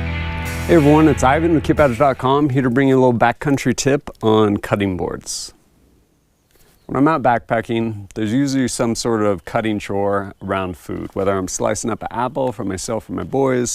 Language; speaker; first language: English; native; English